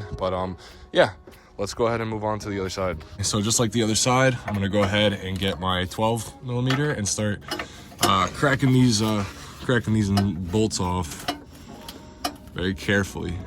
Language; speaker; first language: English; native; English